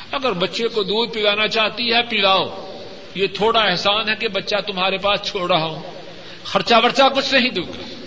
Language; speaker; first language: Urdu; non-native, local second language; Punjabi